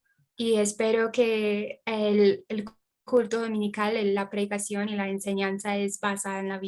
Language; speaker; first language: Spanish; non-native, fluent; English